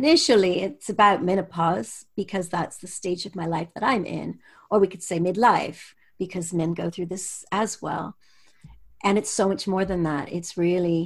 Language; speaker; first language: English; native; English